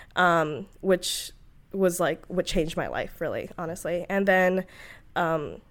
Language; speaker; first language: English; native; English